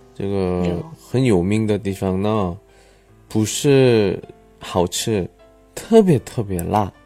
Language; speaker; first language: Chinese; non-native, learner; Korean